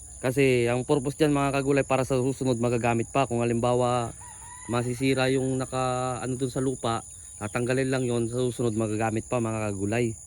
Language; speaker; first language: Filipino; native; Filipino